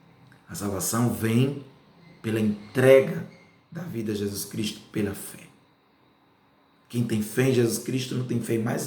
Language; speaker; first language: Portuguese; native; Portuguese